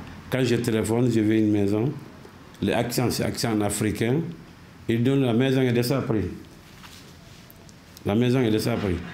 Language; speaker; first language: French; non-native, learner; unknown